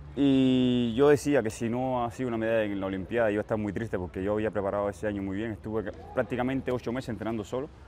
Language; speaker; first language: Spanish; native; Spanish